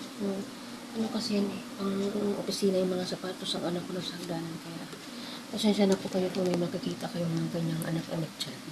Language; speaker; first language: Filipino; non-native, local second language; Cebuano